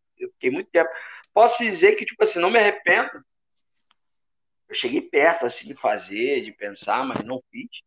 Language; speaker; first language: Portuguese; native; Portuguese